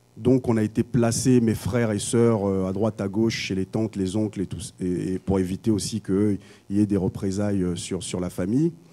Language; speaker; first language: French; early bilingual, other home language; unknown